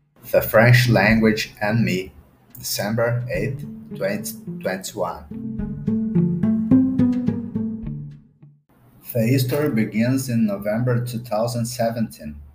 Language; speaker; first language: English; non-native, fluent; Portuguese